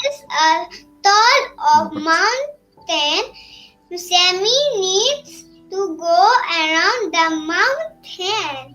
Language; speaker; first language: English; non-native, learner; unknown